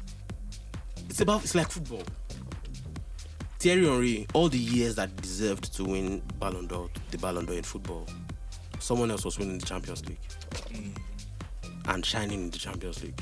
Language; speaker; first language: English; non-native, local second language; Yoruba